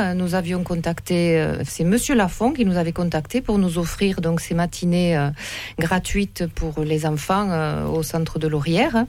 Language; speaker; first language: French; native; French